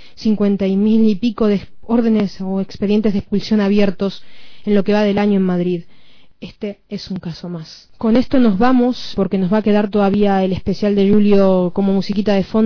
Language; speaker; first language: Spanish; native; Spanish